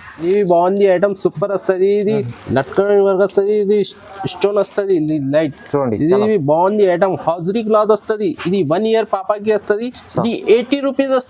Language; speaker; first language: Telugu; non-native, local second language; Urdu